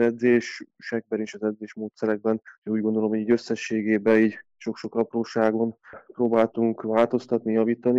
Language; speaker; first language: Hungarian; native; Hungarian